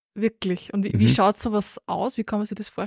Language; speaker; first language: German; native; German